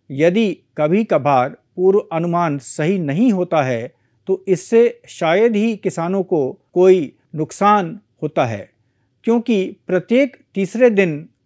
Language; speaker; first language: Hindi; native; Hindi